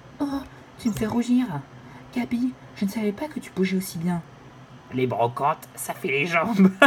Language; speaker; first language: French; native; French